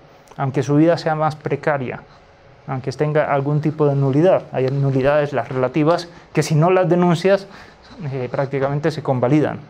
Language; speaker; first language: Spanish; native; Spanish